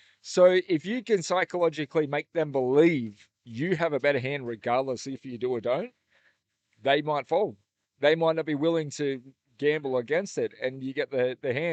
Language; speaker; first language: English; native; English